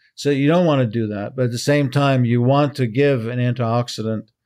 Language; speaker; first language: English; early bilingual, heritage; Hebrew